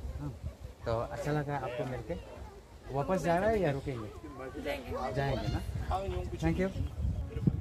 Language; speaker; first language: Hindi; non-native, local second language; Khasi